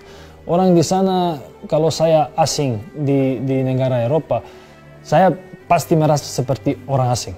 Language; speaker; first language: Indonesian; non-native, fluent; Serbian